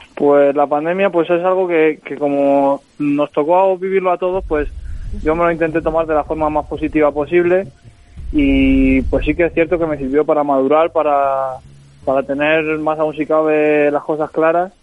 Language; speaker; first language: Spanish; native; Spanish